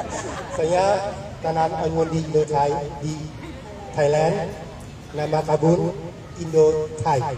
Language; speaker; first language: Indonesian; non-native, learner; Thai